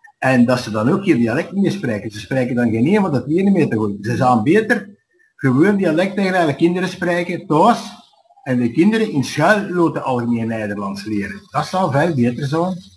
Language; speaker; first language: Dutch; native; Dutch